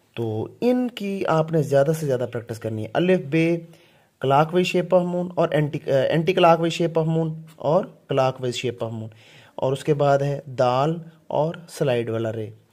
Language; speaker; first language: Hindi; non-native, local second language; Punjabi